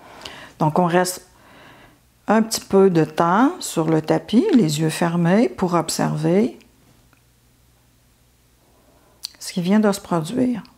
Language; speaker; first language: French; native; French